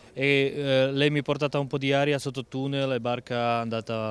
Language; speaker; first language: Italian; non-native, learner; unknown